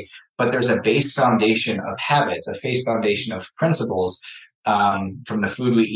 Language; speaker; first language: English; native; English